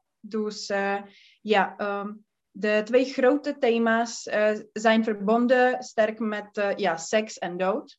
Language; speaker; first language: Dutch; non-native, learner; Czech